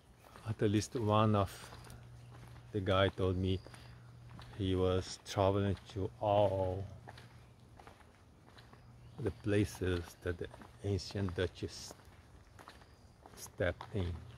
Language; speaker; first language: English; non-native, fluent; Portuguese